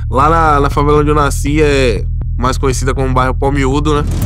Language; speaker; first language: Portuguese; native; Portuguese